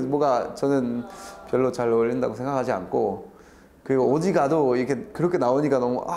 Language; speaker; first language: Korean; non-native, fluent; French